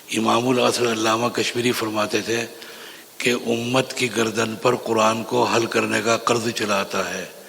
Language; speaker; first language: Urdu; native; Urdu